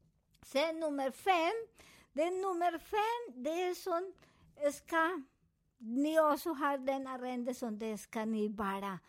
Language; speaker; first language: Swedish; non-native, fluent; Spanish